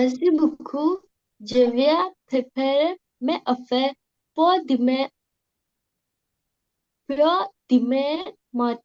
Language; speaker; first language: French; non-native, learner; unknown